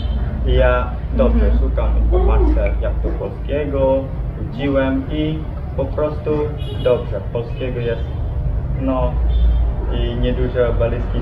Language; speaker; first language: Polish; non-native, learner; Balinese